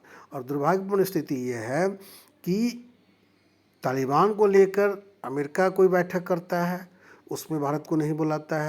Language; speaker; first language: Hindi; native; Hindi